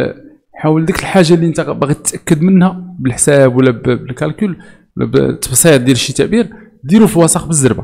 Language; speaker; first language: Arabic; native; Arabic